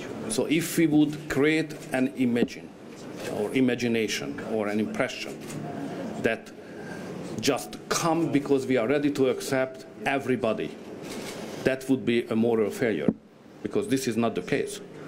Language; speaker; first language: English; non-native, fluent; Hungarian